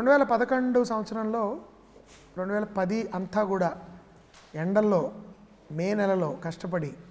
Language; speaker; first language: Telugu; native; Telugu